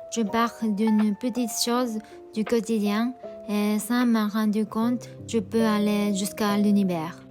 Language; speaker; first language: French; non-native, fluent; Japanese